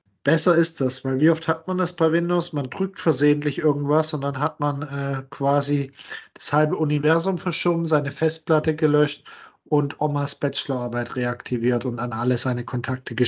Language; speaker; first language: German; native; German